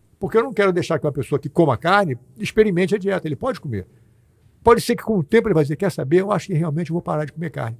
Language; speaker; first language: Portuguese; native; Portuguese